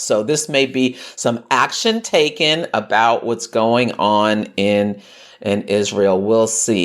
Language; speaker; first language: English; native; English